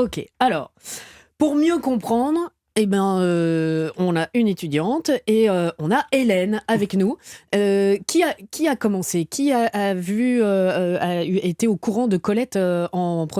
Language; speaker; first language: French; native; French